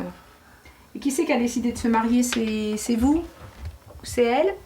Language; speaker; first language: French; native; French